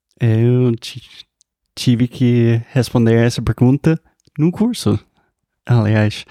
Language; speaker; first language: Portuguese; non-native, fluent; English